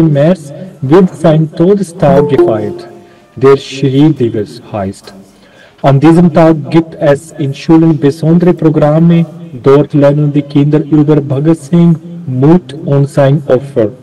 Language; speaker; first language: German; non-native, learner; Punjabi